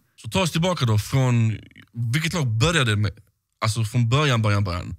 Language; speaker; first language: Swedish; early bilingual, other home language; Arabic